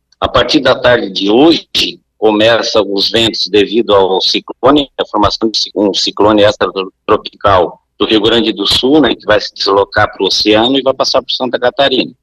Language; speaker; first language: Portuguese; native; Portuguese